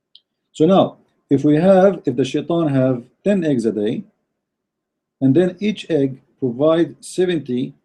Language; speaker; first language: English; non-native, fluent; Arabic